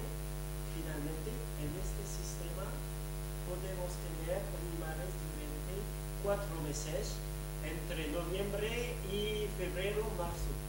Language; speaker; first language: Spanish; non-native, fluent; French